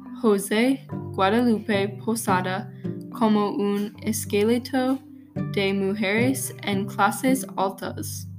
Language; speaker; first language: Spanish; non-native, learner; English